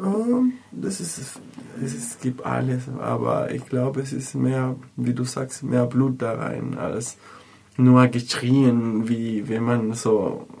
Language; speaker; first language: German; non-native, learner; Spanish